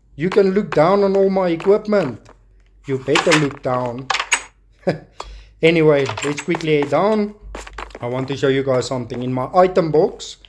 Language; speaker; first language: English; non-native, local second language; Afrikaans